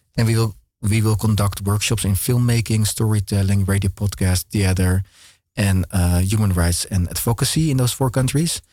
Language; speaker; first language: English; non-native, fluent; Dutch